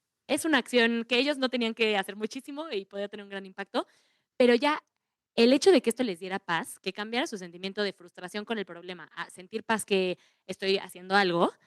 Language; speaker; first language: Spanish; native; Spanish